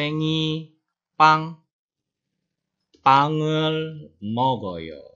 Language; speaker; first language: Korean; non-native, fluent; Indonesian